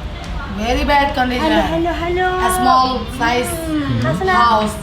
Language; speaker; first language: English; non-native, learner; Rohingya